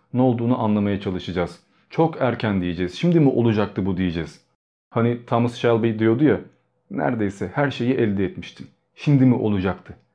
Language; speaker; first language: Turkish; early bilingual, other home language; Albanian